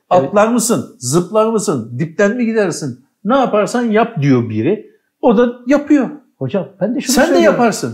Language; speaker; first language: Turkish; native; Turkish